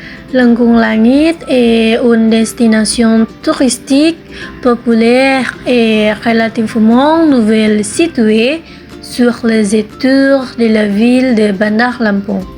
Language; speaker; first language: French; non-native, learner; Indonesian